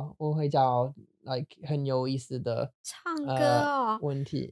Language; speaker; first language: Chinese; non-native, learner; English